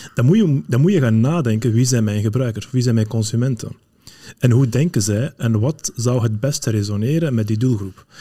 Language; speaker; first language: Dutch; early bilingual, other home language; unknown